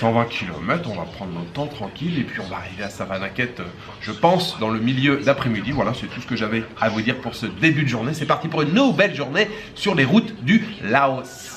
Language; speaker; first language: French; native; French